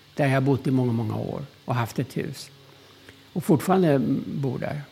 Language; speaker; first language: Swedish; early bilingual, other home language; German